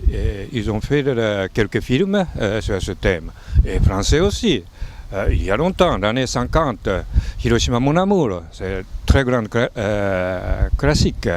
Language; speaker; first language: French; non-native, fluent; Japanese